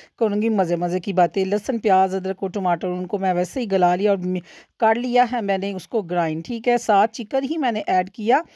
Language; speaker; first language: Urdu; non-native, local second language; Punjabi